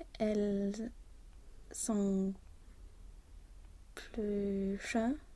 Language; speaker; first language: French; non-native, learner; Swedish